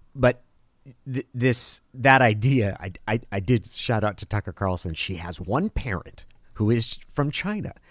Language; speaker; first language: English; early bilingual, other home language; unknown